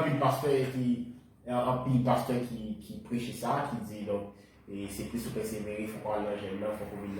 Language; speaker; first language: Haitian Creole; native; Haitian Creole